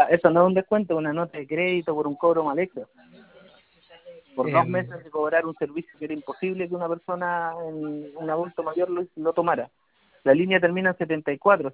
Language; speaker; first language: Spanish; native; Spanish